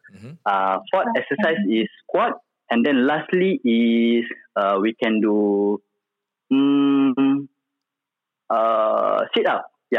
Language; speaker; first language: English; non-native, local second language; Malay